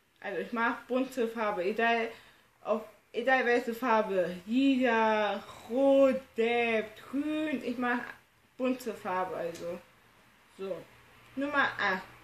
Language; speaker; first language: German; early bilingual, other home language; Turkish